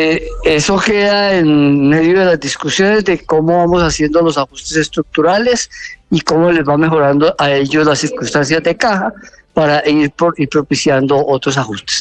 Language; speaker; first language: Spanish; native; Spanish